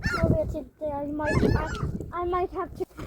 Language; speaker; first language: Swedish; early bilingual, other home language; Filipino